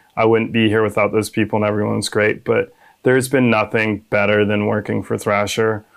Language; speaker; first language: English; native; English